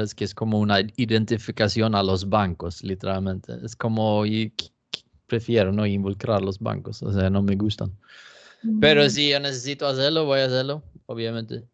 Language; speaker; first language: Spanish; non-native, fluent; Swedish